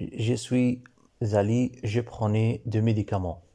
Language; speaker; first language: French; non-native, learner; Arabic